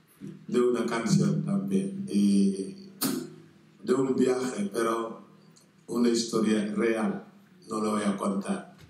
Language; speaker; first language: Spanish; non-native, fluent; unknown